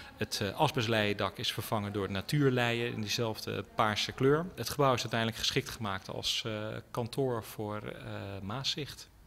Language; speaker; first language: Dutch; native; Dutch